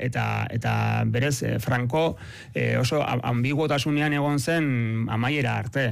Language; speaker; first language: Basque; native; Basque